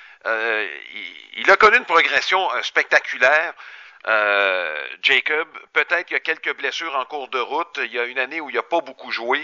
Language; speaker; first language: French; native; French